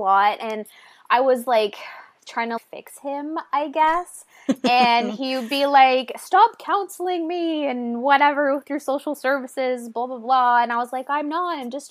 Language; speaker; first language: English; native; English